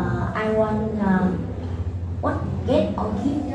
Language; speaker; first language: English; non-native, learner; Vietnamese